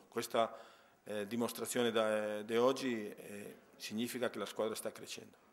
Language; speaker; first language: Italian; non-native, fluent; Spanish